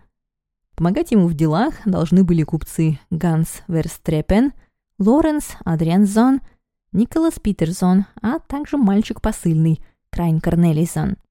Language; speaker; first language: Russian; native; Russian